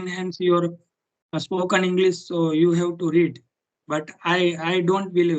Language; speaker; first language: English; non-native, learner; Gujarati